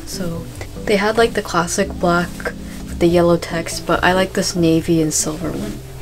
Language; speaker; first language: English; early bilingual, other home language; Japanese